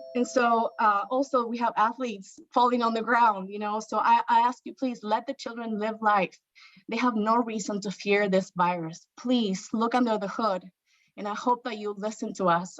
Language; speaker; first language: English; non-native, fluent; Spanish